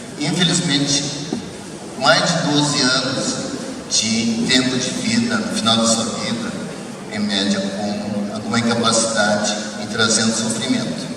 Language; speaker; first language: Portuguese; early bilingual, other home language; Japanese